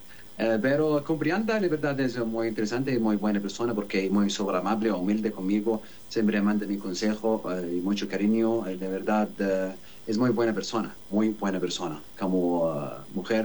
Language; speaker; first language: Spanish; non-native, learner; Arabic